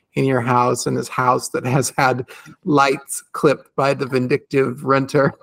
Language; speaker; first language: English; native; English